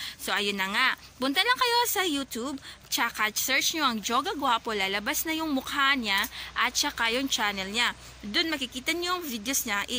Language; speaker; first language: Filipino; non-native, local second language; Waray